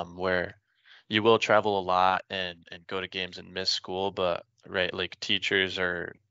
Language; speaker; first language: English; non-native, fluent; French